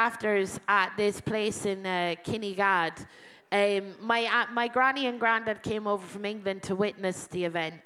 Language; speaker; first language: English; native; English